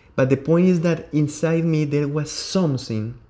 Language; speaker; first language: English; non-native, learner; Spanish